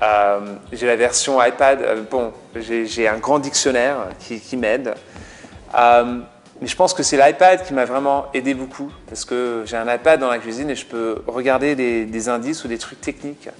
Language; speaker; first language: French; non-native, fluent; English